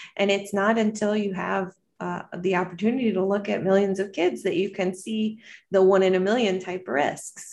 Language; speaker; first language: English; native; English